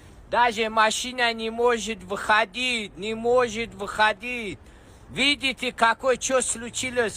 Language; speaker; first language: Russian; non-native, learner; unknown